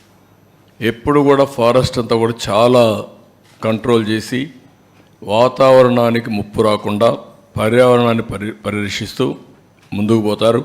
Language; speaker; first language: Telugu; native; Telugu